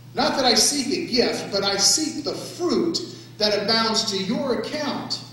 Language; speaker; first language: English; native; English